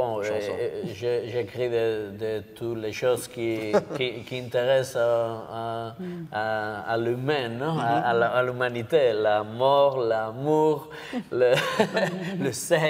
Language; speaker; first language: French; non-native, learner; Basque